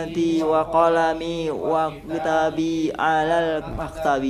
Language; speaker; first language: Arabic; non-native, learner; Indonesian